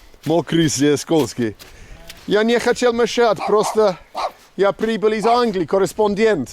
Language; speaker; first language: Russian; non-native, learner; English